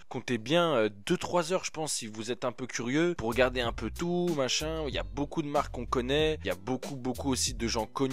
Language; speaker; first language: French; native; French